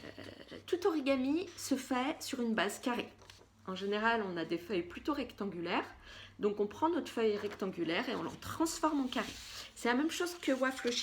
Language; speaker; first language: French; native; French